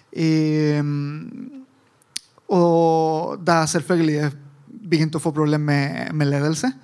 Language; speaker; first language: Norwegian; non-native, fluent; Italian